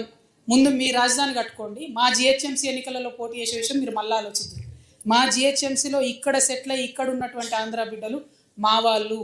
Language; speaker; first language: Telugu; native; Telugu